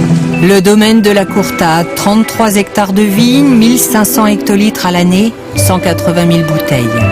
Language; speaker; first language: French; native; French